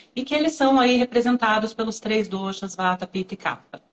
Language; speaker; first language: Portuguese; native; Portuguese